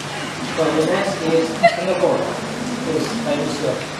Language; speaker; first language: English; non-native, learner; Indonesian